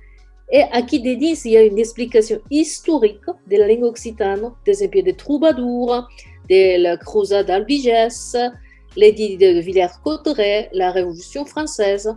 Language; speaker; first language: French; non-native, fluent; Japanese